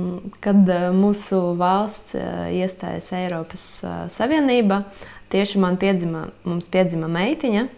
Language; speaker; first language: Latvian; non-native, local second language; Russian